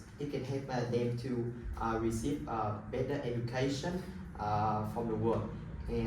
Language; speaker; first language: English; non-native, learner; Vietnamese